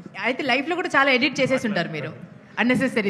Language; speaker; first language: Telugu; native; Telugu